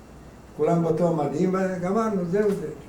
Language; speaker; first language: Hebrew; non-native, fluent; Hungarian